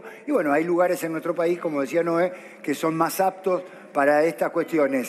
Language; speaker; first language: Spanish; native; Spanish